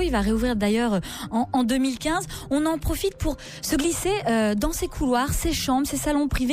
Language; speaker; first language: French; native; French